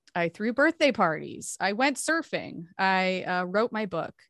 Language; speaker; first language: English; native; English